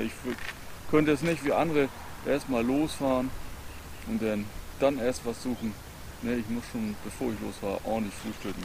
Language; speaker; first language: German; native; German